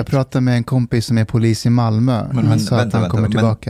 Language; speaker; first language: Swedish; early bilingual, other home language; Persian